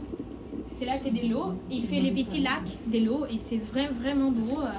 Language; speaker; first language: French; non-native, learner; Portuguese